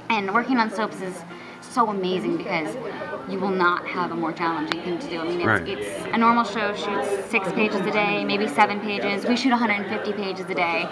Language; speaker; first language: English; native; English